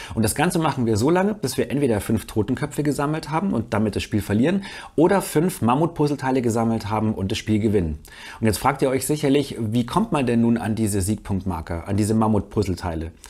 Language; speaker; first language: German; native; German